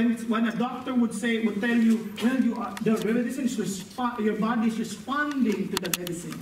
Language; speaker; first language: English; non-native, local second language; Filipino